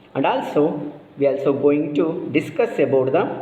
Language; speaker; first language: English; non-native, local second language; Kannada